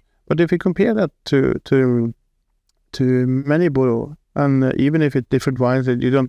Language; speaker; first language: English; non-native, fluent; Norwegian